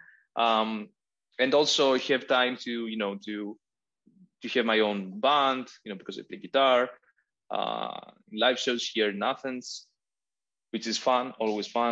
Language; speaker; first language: English; non-native, fluent; Greek